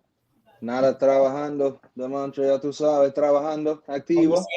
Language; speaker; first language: Spanish; non-native, fluent; English